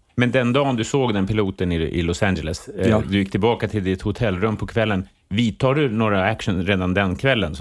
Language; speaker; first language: Swedish; native; Swedish